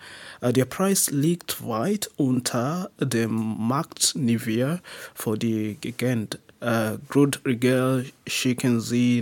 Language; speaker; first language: German; non-native, learner; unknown